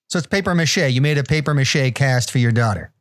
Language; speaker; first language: English; native; English